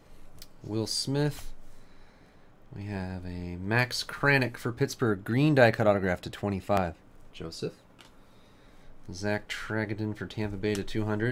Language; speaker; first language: English; native; English